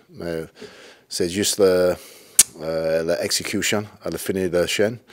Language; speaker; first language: French; non-native, learner; English